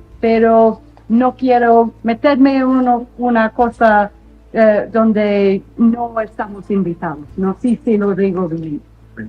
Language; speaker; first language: Spanish; non-native, fluent; English